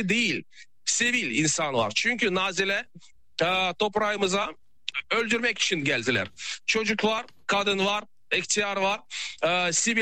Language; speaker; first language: Turkish; non-native, fluent; Russian